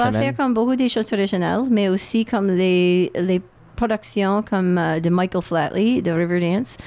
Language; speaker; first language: French; non-native, local second language; English